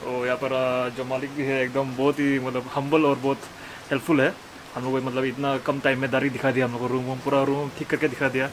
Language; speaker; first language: Hindi; non-native, local second language; Nyishi